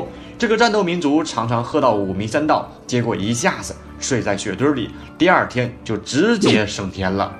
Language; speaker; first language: Chinese; native; Chinese